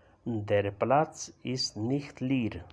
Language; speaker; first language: German; non-native, learner; Urdu